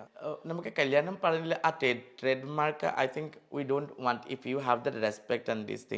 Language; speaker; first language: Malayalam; non-native, fluent; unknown